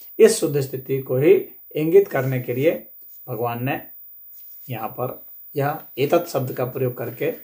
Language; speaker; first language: Hindi; native; Hindi